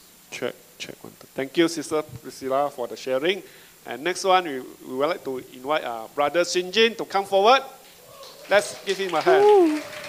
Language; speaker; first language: English; non-native, local second language; Chinese